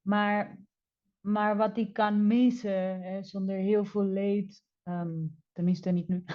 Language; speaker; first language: Dutch; non-native, fluent; Spanish